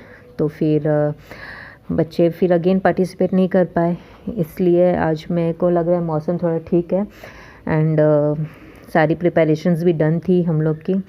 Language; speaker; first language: Hindi; native; Hindi